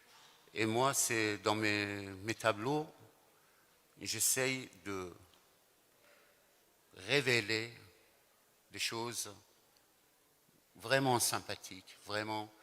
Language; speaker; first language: French; non-native, fluent; Persian